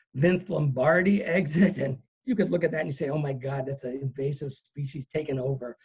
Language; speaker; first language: English; native; English